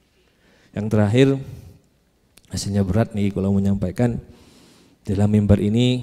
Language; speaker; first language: Indonesian; native; Indonesian